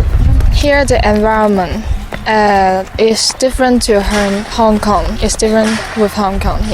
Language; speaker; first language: English; non-native, learner; Cantonese